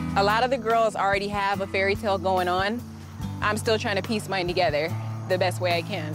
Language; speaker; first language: English; native; English